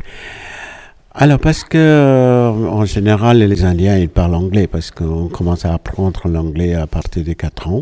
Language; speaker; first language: French; non-native, fluent; Malayalam